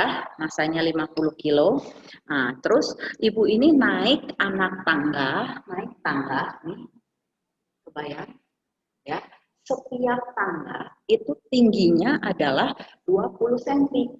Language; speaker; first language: Indonesian; native; Indonesian